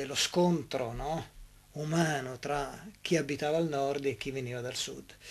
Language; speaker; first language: Italian; native; Italian